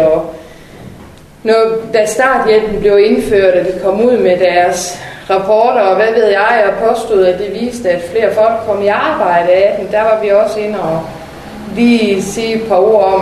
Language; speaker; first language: Danish; native; Danish